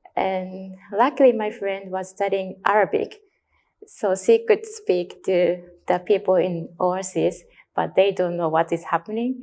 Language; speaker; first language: English; non-native, learner; Japanese